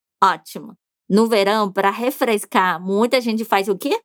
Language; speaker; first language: Portuguese; non-native, fluent; Chinese